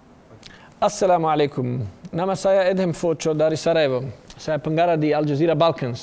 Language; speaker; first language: Indonesian; non-native, learner; Bosnian